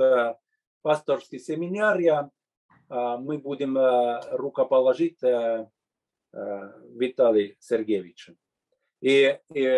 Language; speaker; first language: Russian; non-native, fluent; Finnish